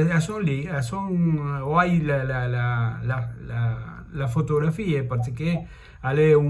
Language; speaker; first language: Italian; early bilingual, heritage; Spanish